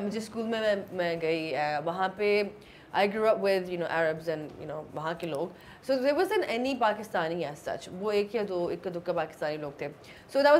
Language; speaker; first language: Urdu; early bilingual, heritage; Urdu